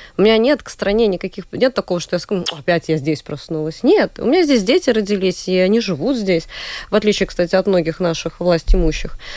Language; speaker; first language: Russian; native; Russian